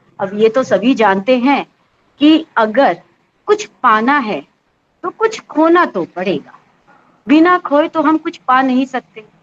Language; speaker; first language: Hindi; native; Hindi